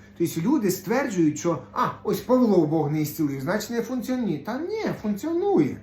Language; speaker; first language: Ukrainian; non-native, local second language; Russian